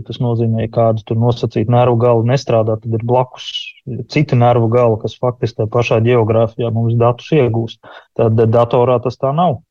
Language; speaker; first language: Latvian; native; Latvian